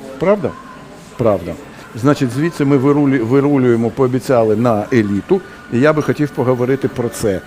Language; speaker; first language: Ukrainian; non-native, local second language; Russian